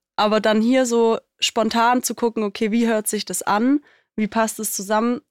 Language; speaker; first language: German; native; German